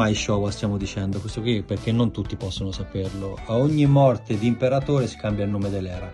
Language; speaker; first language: Italian; native; Italian